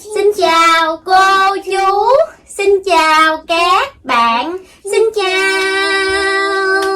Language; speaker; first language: Vietnamese; early bilingual, heritage; Vietnamese